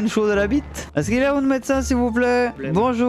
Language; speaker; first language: French; native; French